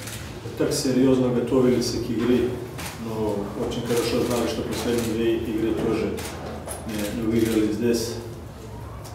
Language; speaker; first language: Russian; non-native, fluent; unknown